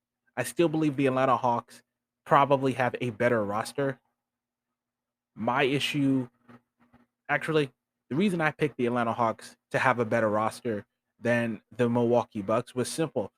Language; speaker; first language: English; native; English